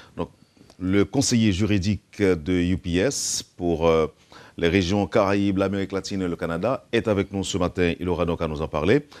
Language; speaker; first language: French; non-native, local second language; Haitian Creole